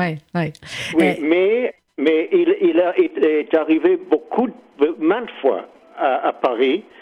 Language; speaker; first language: French; non-native, learner; English